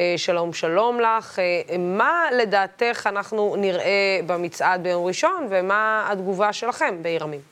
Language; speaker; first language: Hebrew; non-native, local second language; Arabic